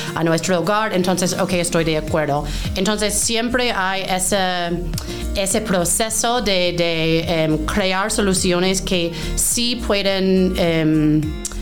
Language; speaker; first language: Spanish; non-native, fluent; English